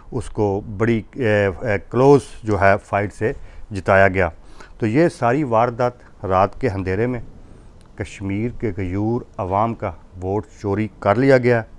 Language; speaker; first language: Urdu; non-native, local second language; Punjabi